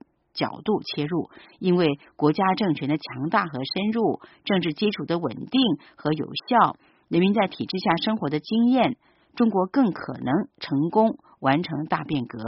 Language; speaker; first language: Chinese; native; Chinese